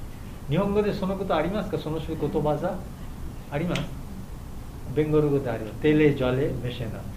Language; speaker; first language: Japanese; non-native, learner; Bangla